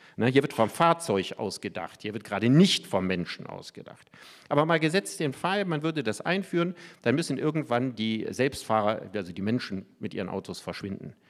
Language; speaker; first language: German; native; German